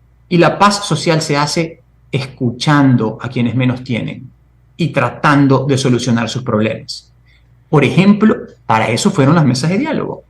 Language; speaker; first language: Spanish; native; Spanish